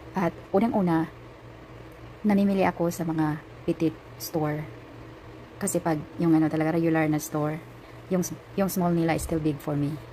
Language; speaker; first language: Filipino; non-native, local second language; Cebuano